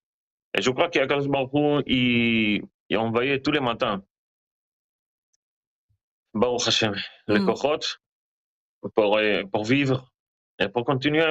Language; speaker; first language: French; non-native, learner; Hebrew